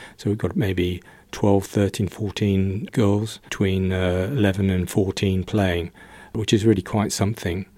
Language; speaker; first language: English; native; English